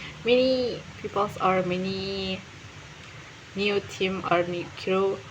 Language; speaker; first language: English; non-native, learner; Indonesian